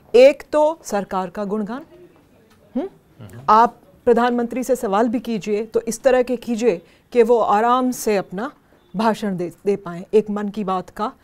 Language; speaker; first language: Hindi; native; Hindi